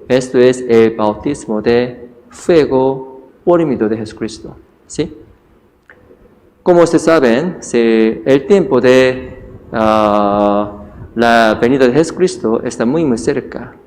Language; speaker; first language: Spanish; non-native, fluent; Korean